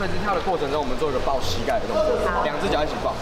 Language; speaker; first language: Chinese; native; Chinese